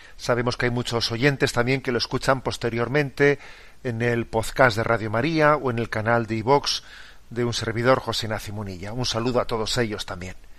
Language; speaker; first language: Spanish; native; Spanish